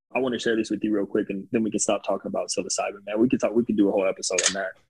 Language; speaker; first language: English; native; English